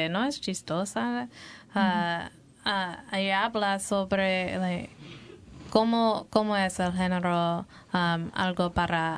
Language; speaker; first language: Spanish; non-native, learner; English